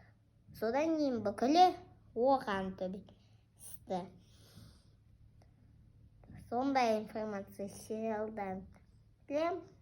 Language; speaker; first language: Kazakh; non-native, local second language; Russian